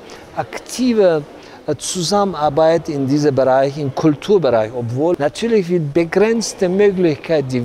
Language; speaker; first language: German; non-native, learner; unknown